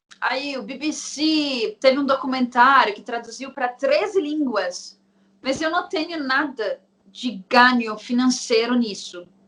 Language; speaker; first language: Portuguese; non-native, fluent; Arabic